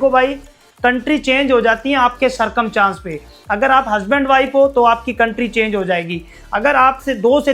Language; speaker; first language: Hindi; native; Hindi